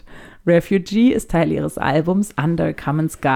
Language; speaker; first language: German; native; German